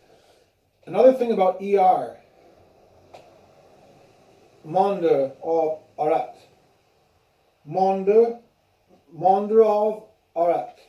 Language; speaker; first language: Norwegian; non-native, learner; English